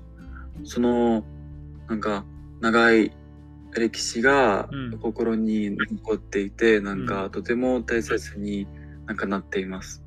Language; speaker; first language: Japanese; non-native, learner; Ukrainian